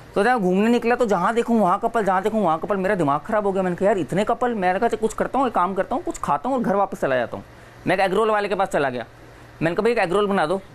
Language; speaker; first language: Hindi; native; Hindi